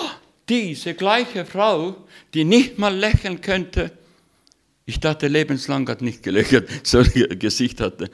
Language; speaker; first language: German; non-native, learner; Russian